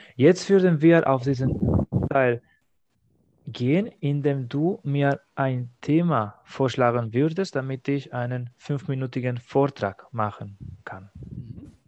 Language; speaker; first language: German; non-native, fluent; Spanish